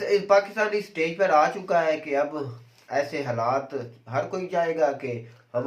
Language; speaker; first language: Urdu; non-native, local second language; Kashmiri